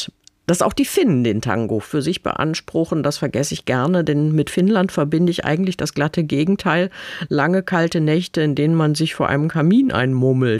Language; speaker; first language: German; native; German